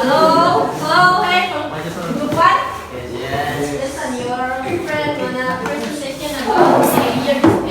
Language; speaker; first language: English; non-native, learner; Indonesian